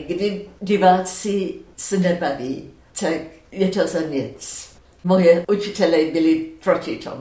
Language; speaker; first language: Czech; non-native, fluent; English